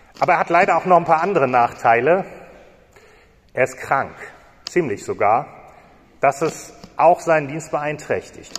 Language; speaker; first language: German; native; German